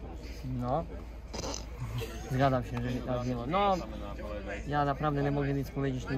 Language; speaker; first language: Polish; non-native, fluent; Serbian